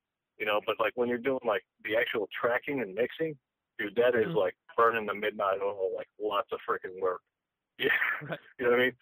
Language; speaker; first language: English; native; English